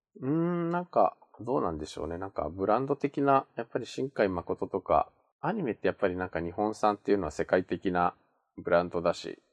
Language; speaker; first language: Japanese; native; Japanese